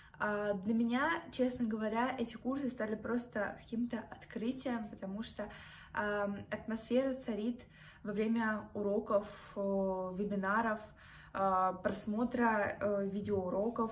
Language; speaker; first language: Russian; native; Russian